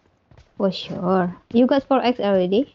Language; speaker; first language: English; non-native, learner; Indonesian